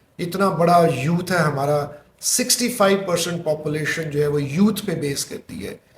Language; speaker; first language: Urdu; non-native, local second language; Punjabi